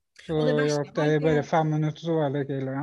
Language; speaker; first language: Norwegian; native; Norwegian